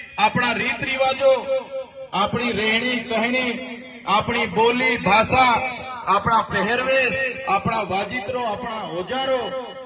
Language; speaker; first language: Gujarati; non-native, local second language; Vasavi